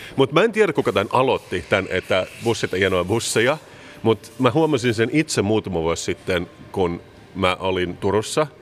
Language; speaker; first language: Finnish; native; Finnish